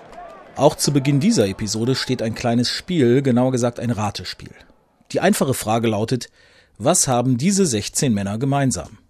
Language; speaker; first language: German; native; German